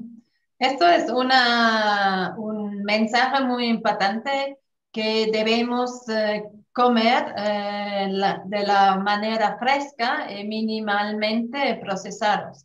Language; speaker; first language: Spanish; non-native, fluent; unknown